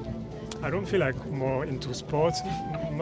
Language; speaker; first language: English; non-native, fluent; French